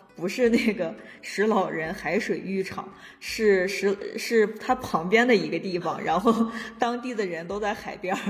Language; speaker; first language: Chinese; native; Chinese